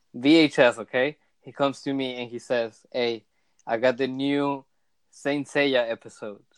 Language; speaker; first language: English; early bilingual, other home language; Spanish